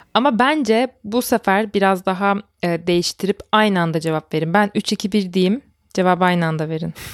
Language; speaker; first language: Turkish; native; Turkish